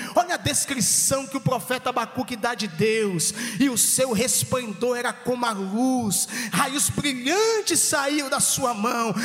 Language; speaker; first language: Portuguese; native; Portuguese